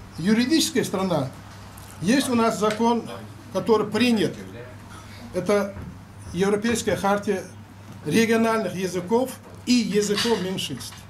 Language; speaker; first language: Russian; non-native, local second language; Chechen